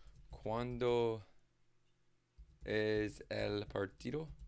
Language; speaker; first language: Spanish; non-native, learner; English